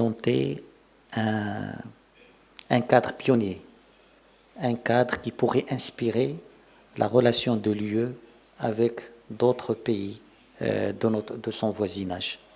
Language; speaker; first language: French; non-native, local second language; Arabic